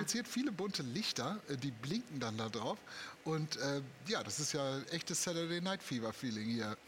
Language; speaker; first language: German; native; German